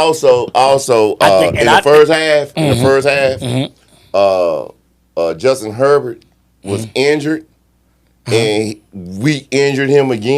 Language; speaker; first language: English; native; English